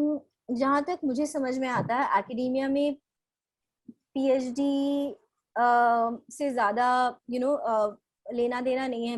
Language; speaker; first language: Hindi; native; Hindi